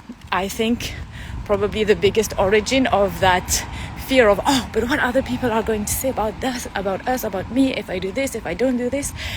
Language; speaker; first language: English; non-native, fluent; French